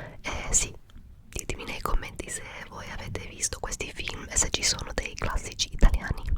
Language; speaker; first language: Italian; early bilingual, heritage; English